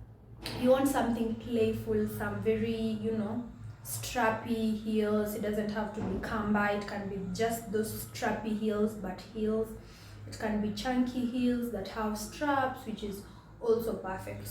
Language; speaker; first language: English; non-native, local second language; Swahili